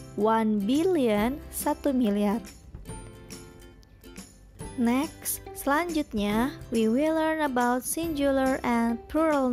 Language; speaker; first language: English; non-native, fluent; Indonesian